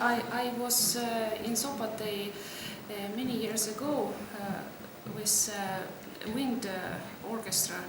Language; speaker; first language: English; non-native, learner; Estonian